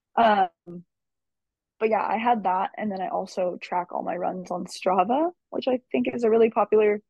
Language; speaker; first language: English; native; English